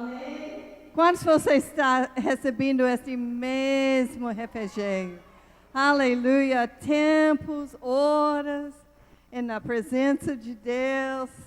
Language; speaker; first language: Portuguese; non-native, learner; English